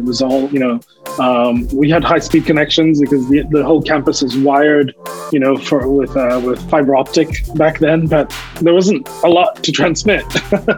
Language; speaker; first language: English; native; English